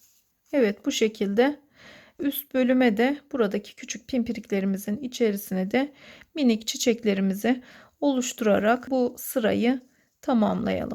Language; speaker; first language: Turkish; native; Turkish